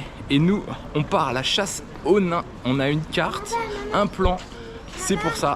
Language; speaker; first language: French; native; French